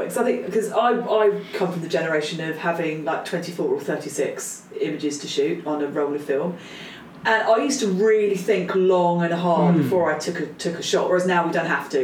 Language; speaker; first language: English; native; English